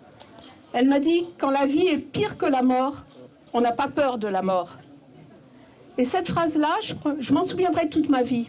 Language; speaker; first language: French; native; French